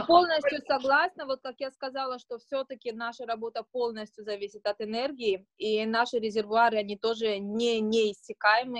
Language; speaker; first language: Russian; native; Russian